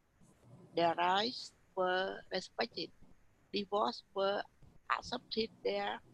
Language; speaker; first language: English; non-native, learner; Vietnamese